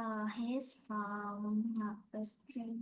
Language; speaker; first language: English; non-native, learner; Vietnamese